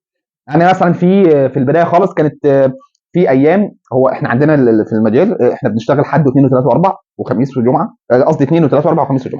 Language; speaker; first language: Arabic; native; Arabic